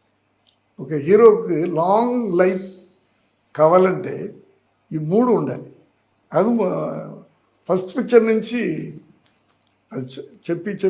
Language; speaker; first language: Telugu; non-native, learner; Tamil